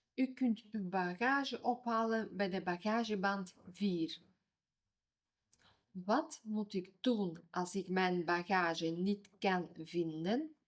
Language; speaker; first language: Dutch; non-native, fluent; Ukrainian